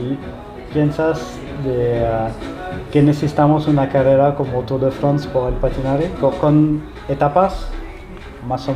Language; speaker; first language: Spanish; non-native, learner; French